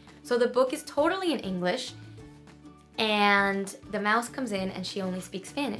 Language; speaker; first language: English; early bilingual, other home language; Spanish